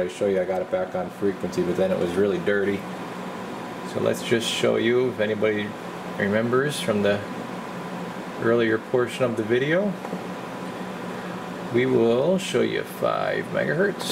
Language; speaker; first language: English; native; English